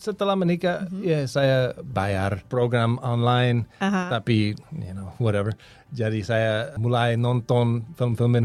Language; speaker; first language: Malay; non-native, learner; English